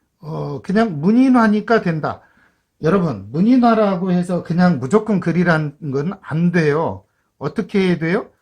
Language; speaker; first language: Korean; native; Korean